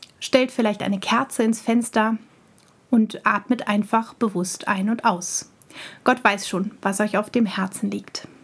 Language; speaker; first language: German; native; German